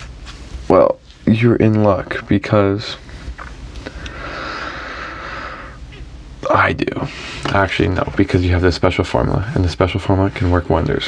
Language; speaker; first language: English; native; English